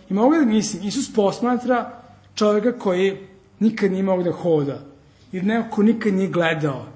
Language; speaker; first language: Serbian; early bilingual, heritage; Serbian